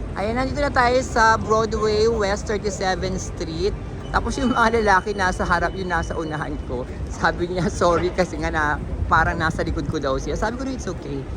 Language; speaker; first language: Filipino; native; Filipino